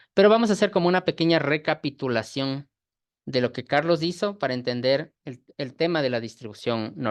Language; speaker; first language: Spanish; native; Spanish